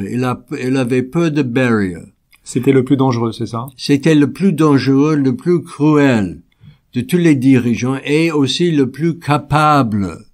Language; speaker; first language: French; non-native, fluent; English